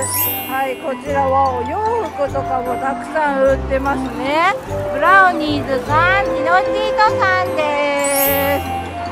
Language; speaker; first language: Japanese; native; Japanese